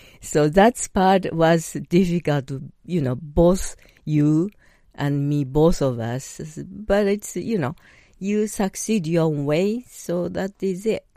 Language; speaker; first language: English; non-native, learner; Japanese